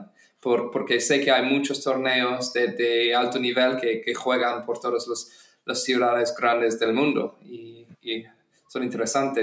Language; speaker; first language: Spanish; non-native, fluent; English